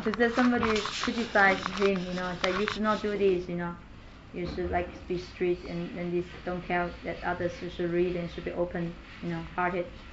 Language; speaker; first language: English; non-native, learner; Chinese